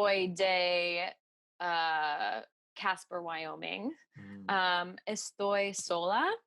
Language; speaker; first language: Spanish; non-native, learner; English